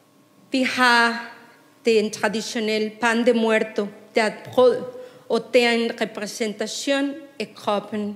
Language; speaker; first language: Danish; non-native, fluent; Spanish